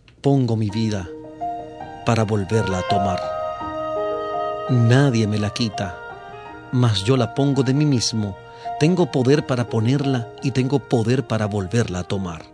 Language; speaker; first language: Spanish; native; Spanish